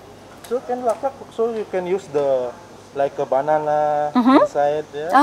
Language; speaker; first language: English; non-native, learner; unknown